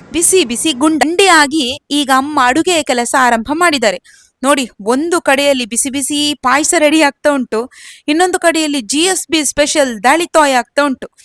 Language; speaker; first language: Kannada; non-native, local second language; Konkani